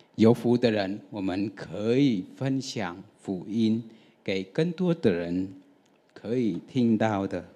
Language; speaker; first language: Chinese; non-native, fluent; Vietnamese